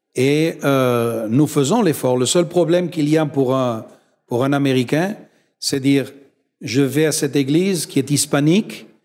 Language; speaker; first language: French; non-native, fluent; Spanish